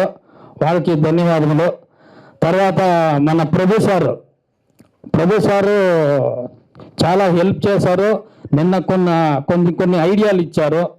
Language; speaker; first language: Telugu; non-native, learner; Kannada